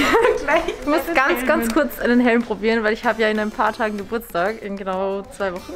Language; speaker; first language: German; native; German